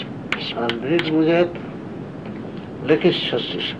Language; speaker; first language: Russian; non-native, learner; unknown